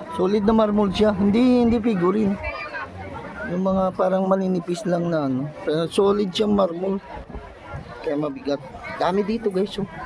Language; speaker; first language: Filipino; non-native, local second language; Iloko